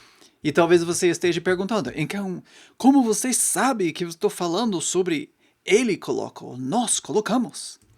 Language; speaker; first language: Portuguese; non-native, fluent; English